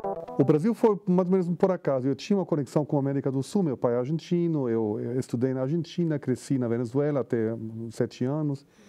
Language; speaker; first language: Portuguese; non-native, fluent; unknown